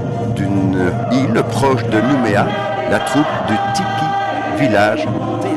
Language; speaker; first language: French; native; French